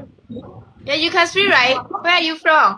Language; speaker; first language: English; non-native, learner; Burmese